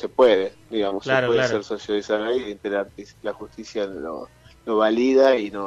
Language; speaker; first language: Spanish; native; Spanish